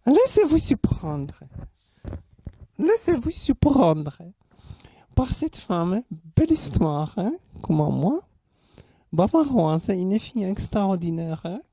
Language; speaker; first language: French; non-native, learner; German